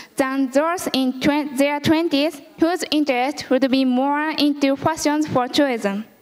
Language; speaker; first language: English; early bilingual, other home language; Japanese